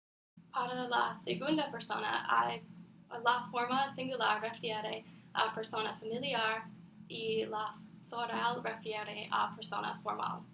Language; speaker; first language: Spanish; non-native, learner; English